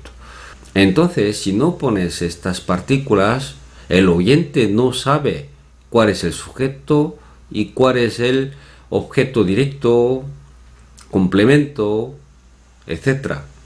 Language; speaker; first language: Spanish; non-native, fluent; Korean